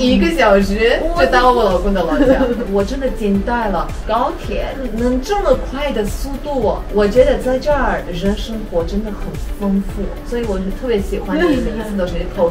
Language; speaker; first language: Chinese; non-native, fluent; Armenian